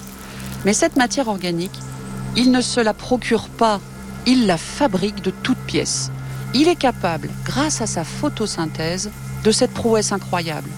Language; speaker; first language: French; native; French